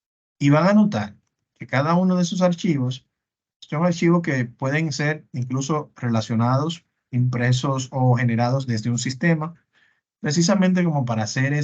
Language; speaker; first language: Spanish; native; Spanish